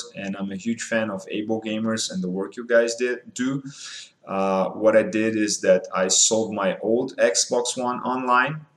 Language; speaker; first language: English; non-native, fluent; Portuguese